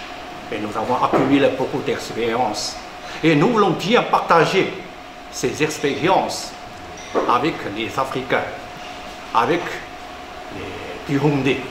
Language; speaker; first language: French; non-native, fluent; Chinese